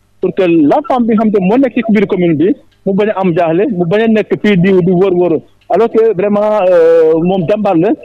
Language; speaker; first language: Wolof; non-native, local second language; Mandingo